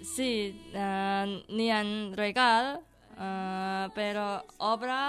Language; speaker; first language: Catalan; non-native, learner; Indonesian